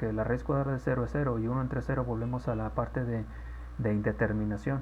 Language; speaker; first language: Spanish; native; Spanish